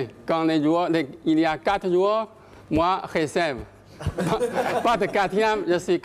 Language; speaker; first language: French; non-native, learner; Chinese